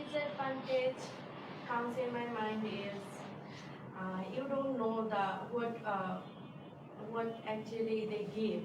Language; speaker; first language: English; non-native, learner; Bangla